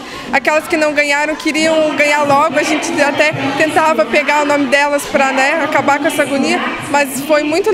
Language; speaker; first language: Portuguese; native; Portuguese